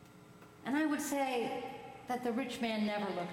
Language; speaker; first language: English; native; English